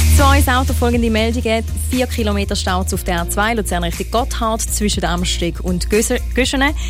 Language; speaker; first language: German; native; German